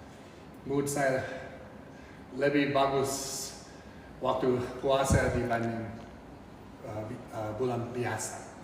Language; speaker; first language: Indonesian; non-native, fluent; English